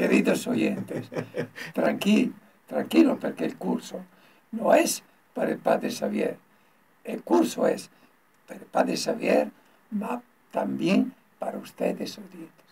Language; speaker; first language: Spanish; non-native, learner; Italian